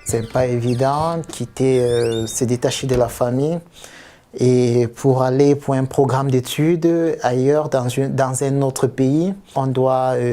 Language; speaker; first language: French; early bilingual, heritage; French